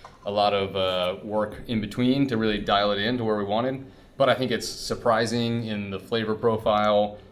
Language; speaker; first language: English; native; English